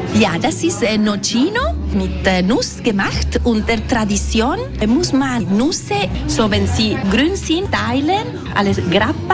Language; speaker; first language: German; non-native, local second language; Italian